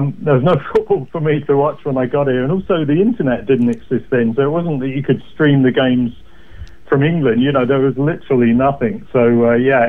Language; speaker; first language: English; native; English